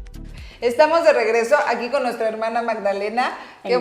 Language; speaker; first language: Spanish; native; Spanish